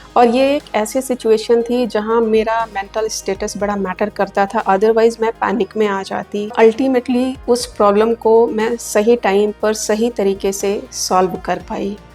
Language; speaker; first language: Hindi; native; Hindi